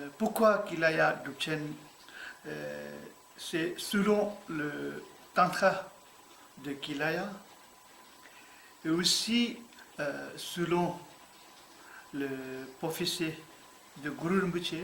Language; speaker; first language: French; non-native, learner; Tibetan